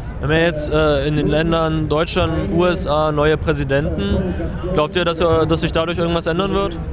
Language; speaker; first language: German; native; German